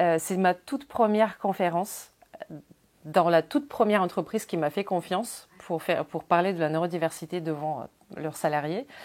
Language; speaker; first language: French; non-native, fluent; Ukrainian